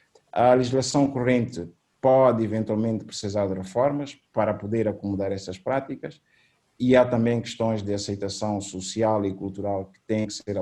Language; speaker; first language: Portuguese; native; Portuguese